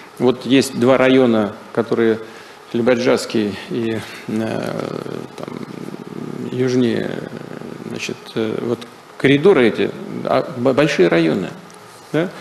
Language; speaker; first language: Russian; native; Russian